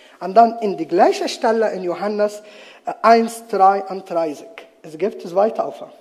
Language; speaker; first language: German; non-native, learner; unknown